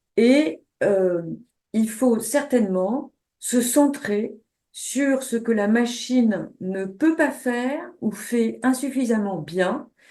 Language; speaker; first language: French; native; French